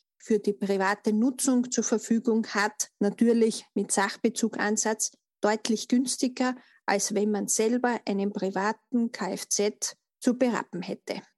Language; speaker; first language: German; native; German